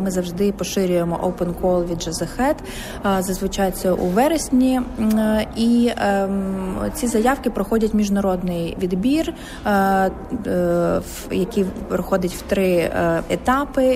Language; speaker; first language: Ukrainian; native; Ukrainian